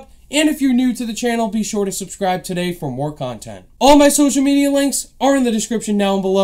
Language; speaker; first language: English; native; English